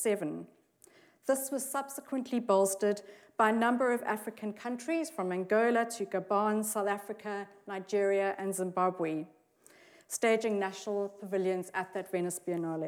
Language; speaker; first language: English; native; English